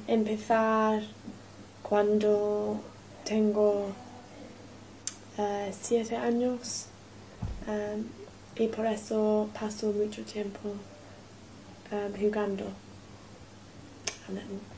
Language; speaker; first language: Spanish; non-native, learner; English